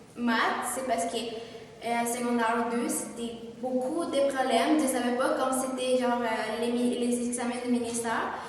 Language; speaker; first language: French; non-native, fluent; Spanish